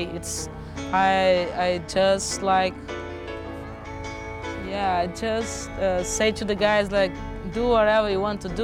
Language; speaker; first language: English; non-native, fluent; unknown